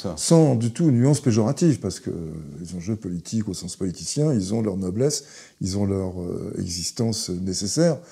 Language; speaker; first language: French; early bilingual, other home language; Hebrew